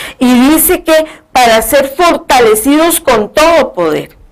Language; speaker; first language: Spanish; native; Spanish